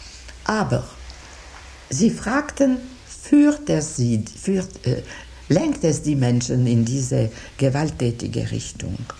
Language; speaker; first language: German; non-native, fluent; French